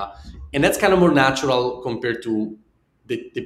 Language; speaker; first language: English; non-native, fluent; Italian